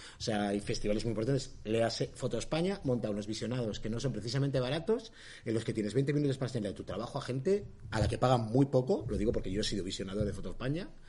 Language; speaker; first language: Spanish; native; Spanish